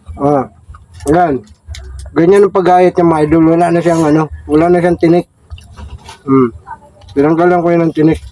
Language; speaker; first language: Filipino; native; Filipino